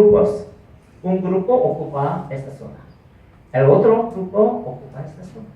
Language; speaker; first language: Spanish; non-native, fluent; Korean